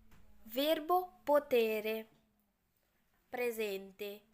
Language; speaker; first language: Italian; non-native, fluent; Urdu